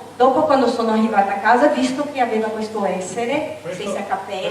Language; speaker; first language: Italian; non-native, fluent; Portuguese